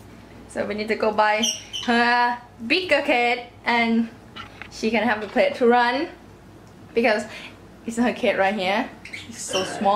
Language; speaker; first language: English; non-native, learner; Thai